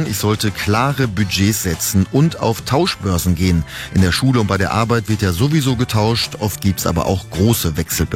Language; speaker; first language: German; native; German